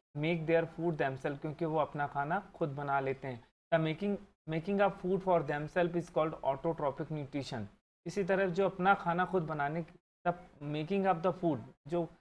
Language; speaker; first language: Hindi; native; Hindi